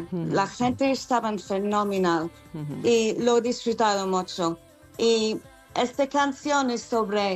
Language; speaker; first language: Spanish; non-native, fluent; English